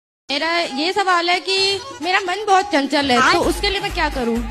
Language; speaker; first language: Hindi; native; Hindi